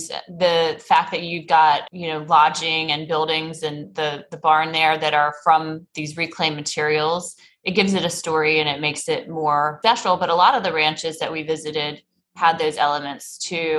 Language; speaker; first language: English; native; English